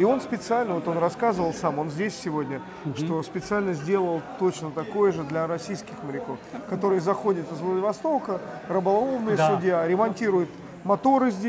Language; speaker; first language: Russian; native; Russian